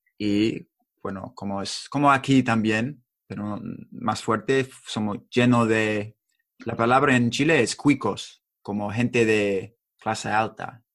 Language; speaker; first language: Spanish; non-native, fluent; English